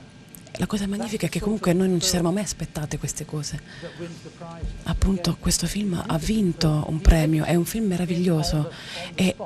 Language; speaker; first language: Italian; native; Italian